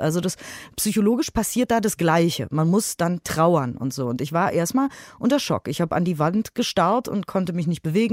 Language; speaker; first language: German; native; German